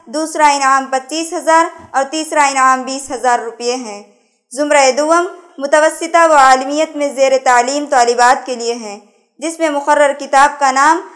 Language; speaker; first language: Urdu; native; Urdu